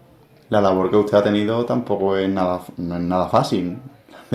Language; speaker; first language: Spanish; native; Spanish